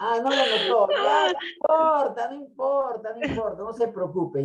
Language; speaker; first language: Spanish; native; Spanish